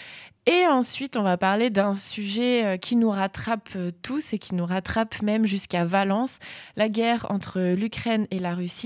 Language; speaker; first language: French; native; French